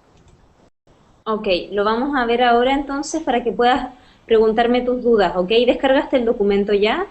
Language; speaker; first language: Spanish; native; Spanish